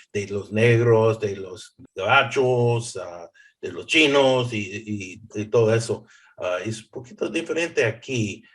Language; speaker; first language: Spanish; early bilingual, heritage; English